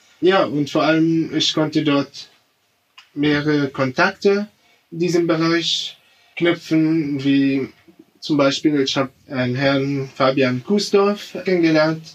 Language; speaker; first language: German; non-native, fluent; Arabic